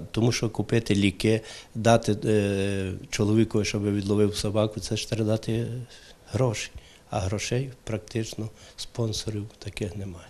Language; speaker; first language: Ukrainian; native; Ukrainian